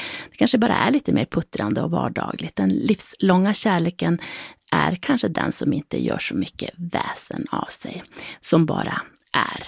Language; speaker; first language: Swedish; native; Swedish